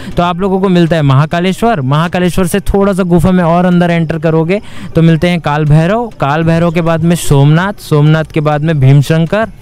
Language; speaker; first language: Hindi; native; Hindi